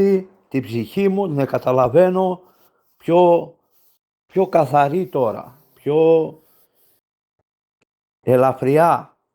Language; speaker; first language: Greek; non-native, fluent; Bulgarian